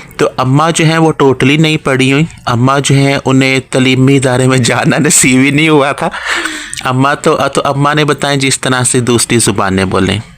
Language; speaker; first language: Urdu; non-native, local second language; Punjabi